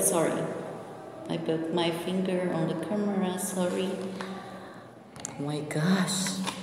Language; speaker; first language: English; non-native, fluent; Portuguese